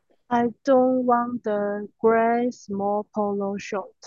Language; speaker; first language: English; non-native, learner; Chinese